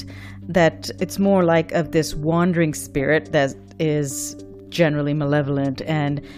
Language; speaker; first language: English; non-native, local second language; Urdu